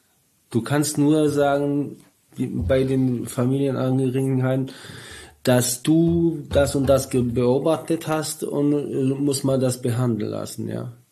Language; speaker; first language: German; non-native, learner; Polish